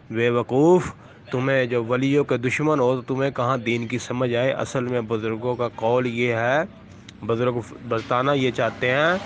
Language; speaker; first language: Urdu; non-native, local second language; Punjabi